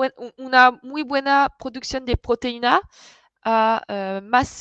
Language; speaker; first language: Spanish; non-native, fluent; French